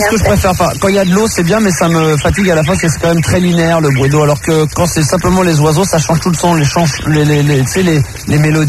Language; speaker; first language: French; native; French